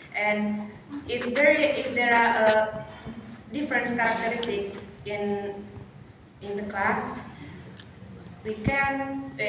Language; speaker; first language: English; non-native, learner; Indonesian